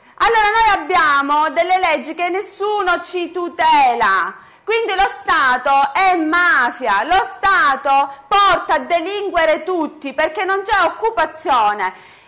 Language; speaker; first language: Italian; native; Italian